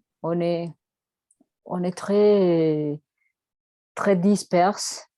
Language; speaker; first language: French; non-native, learner; Spanish